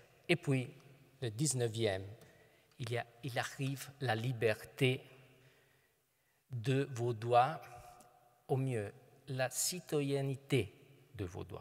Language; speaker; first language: French; non-native, fluent; Italian